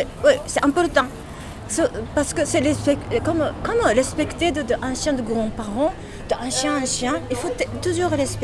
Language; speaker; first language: French; non-native, learner; Japanese